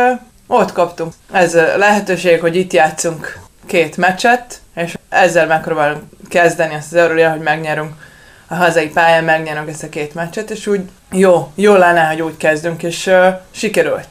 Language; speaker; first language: Hungarian; non-native, learner; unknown